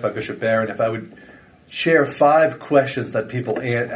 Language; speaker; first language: English; native; English